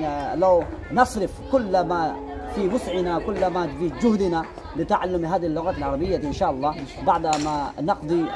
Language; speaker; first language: Arabic; non-native, fluent; Urdu